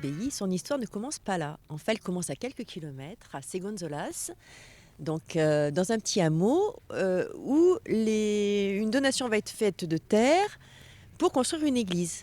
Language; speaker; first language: French; native; French